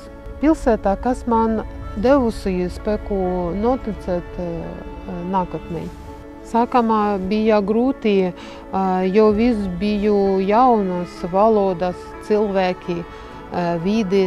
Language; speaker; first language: Latvian; non-native, fluent; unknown